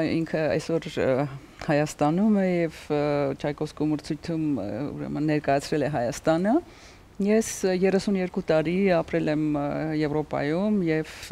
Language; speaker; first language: Armenian; native; Armenian